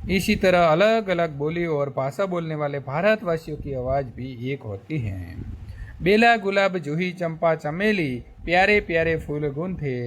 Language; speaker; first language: Hindi; non-native, local second language; Gujarati